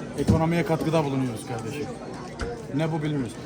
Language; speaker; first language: Turkish; native; Turkish